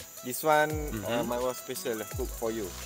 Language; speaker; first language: English; non-native, learner; Malay